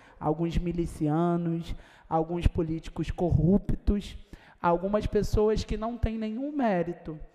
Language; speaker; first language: Portuguese; native; Portuguese